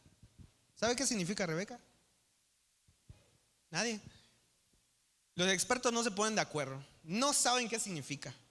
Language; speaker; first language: Spanish; native; Spanish